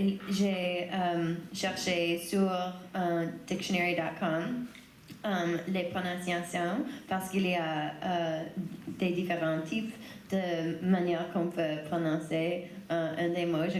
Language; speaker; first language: French; non-native, learner; English